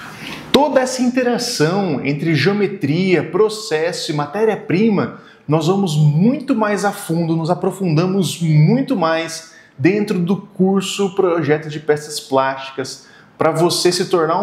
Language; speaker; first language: Portuguese; native; Portuguese